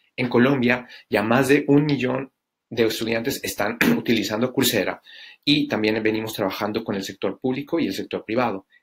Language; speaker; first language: Spanish; native; Spanish